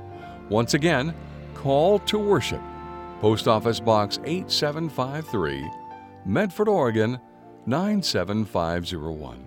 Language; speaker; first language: English; native; English